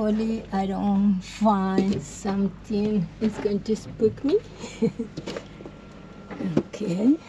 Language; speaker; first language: English; non-native, learner; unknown